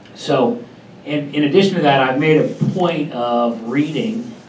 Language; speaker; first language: English; native; English